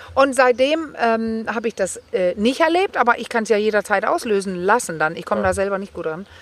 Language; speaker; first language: German; non-native, fluent; Danish